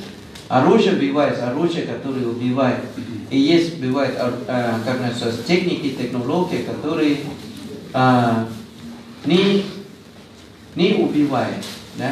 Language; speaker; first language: Russian; non-native, fluent; Thai